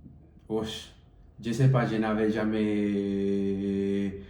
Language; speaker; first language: French; non-native, learner; Spanish